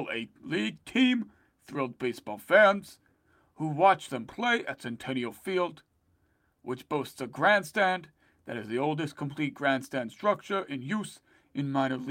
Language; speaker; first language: English; native; English